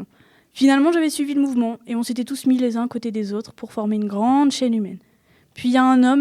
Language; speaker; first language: French; native; French